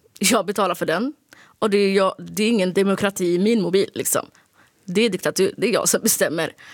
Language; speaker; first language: Swedish; early bilingual, other home language; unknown